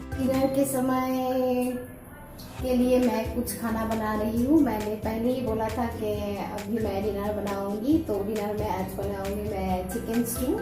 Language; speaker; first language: Hindi; non-native, local second language; Bangla